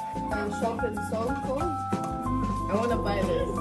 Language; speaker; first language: English; non-native, learner; Korean